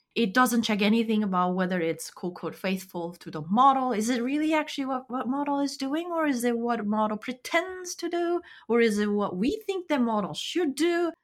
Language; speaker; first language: English; non-native, fluent; Korean